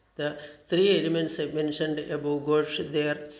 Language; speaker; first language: English; non-native, local second language; Malayalam